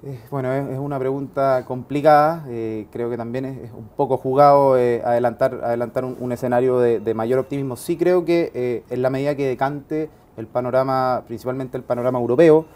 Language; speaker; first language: Spanish; native; Spanish